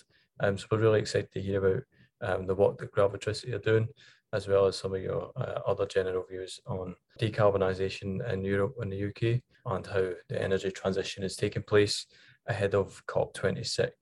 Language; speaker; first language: English; native; English